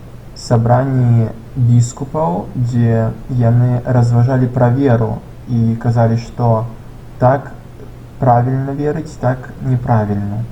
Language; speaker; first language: Belarusian; non-native, local second language; Russian